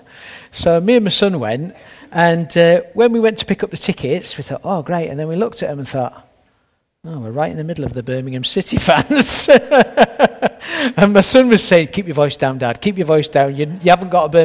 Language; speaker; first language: English; native; English